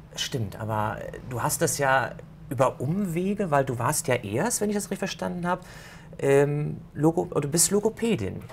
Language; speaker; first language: German; native; German